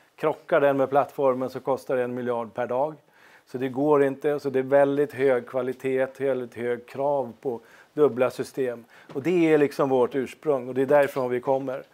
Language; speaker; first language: Swedish; non-native, fluent; Norwegian